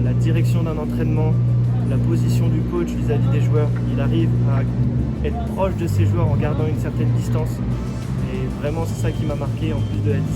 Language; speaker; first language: French; native; French